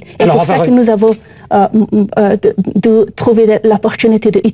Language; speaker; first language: French; non-native, learner; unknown